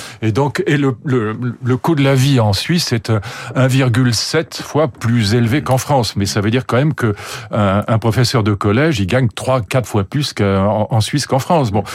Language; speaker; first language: French; native; French